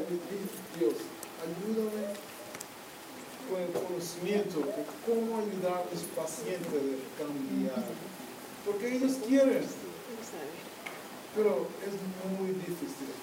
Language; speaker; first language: Spanish; non-native, fluent; English